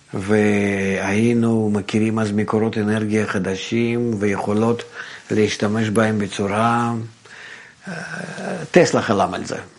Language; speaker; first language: Hebrew; non-native, fluent; Russian